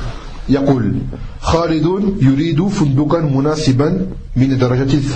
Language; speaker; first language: Arabic; non-native, fluent; French